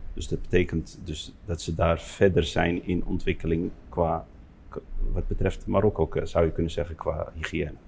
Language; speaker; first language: Dutch; early bilingual, other home language; Arabic